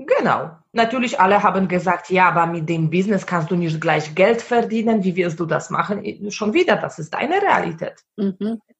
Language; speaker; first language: German; non-native, fluent; Polish